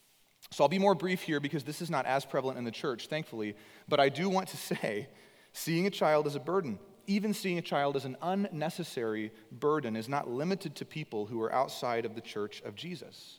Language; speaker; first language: English; native; English